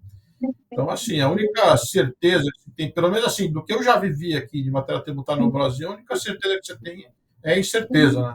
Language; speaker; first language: Portuguese; native; Portuguese